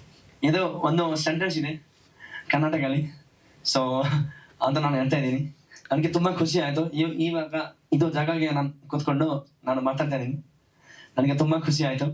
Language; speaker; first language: Kannada; non-native, learner; Hindi